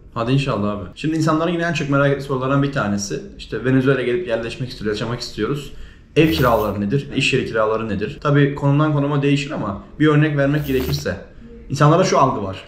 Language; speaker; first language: Turkish; native; Turkish